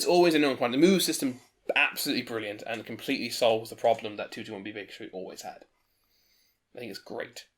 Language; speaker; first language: English; native; English